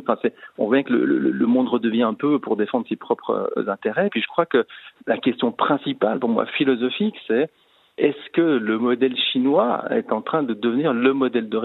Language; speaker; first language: French; native; French